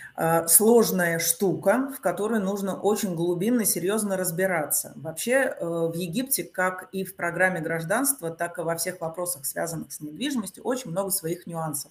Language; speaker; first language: Russian; native; Russian